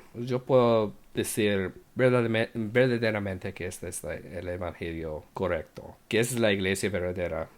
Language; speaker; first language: Spanish; non-native, fluent; English